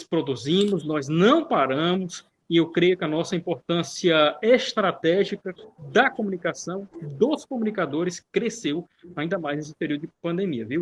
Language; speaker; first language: Portuguese; native; Portuguese